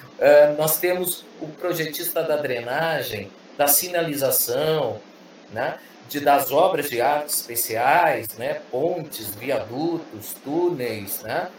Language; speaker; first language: Portuguese; early bilingual, other home language; Spanish